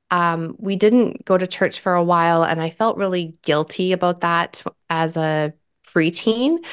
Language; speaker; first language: English; native; English